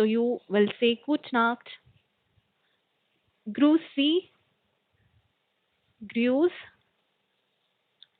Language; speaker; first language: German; non-native, learner; Hindi